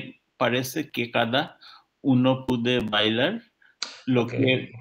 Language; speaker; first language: Spanish; non-native, learner; English